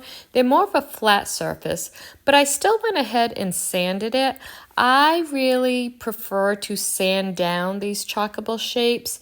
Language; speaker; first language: English; native; English